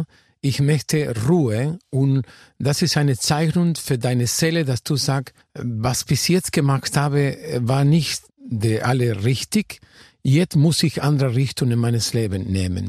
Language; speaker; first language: German; non-native, fluent; Spanish